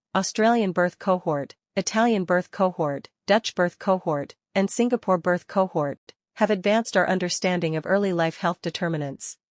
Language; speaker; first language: English; non-native, fluent; Chinese